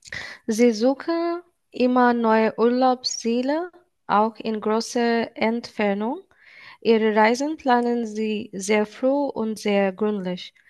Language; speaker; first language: German; non-native, learner; Bangla